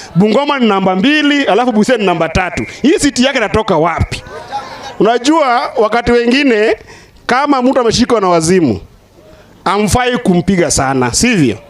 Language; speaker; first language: Swahili; non-native, local second language; Luo (Kenya and Tanzania)